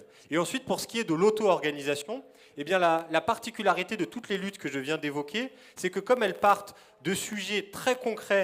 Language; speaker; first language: French; native; French